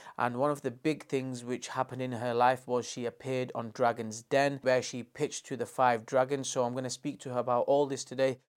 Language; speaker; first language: English; non-native, local second language; Urdu